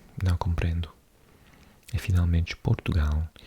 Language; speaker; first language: Portuguese; non-native, learner; English